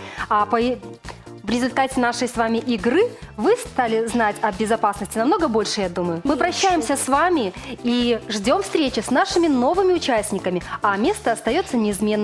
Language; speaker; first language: Russian; native; Russian